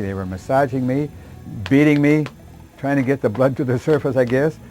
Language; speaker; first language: English; native; English